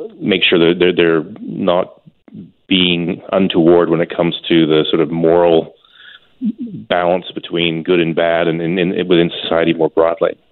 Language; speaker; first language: English; native; English